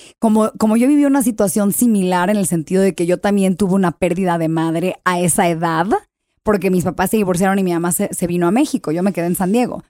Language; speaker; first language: Spanish; early bilingual, heritage; English